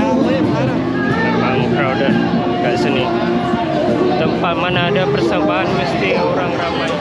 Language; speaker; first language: Malay; non-native, fluent; Khmer